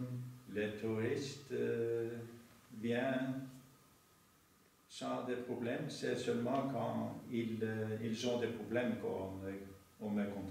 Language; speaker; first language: French; non-native, fluent; Norwegian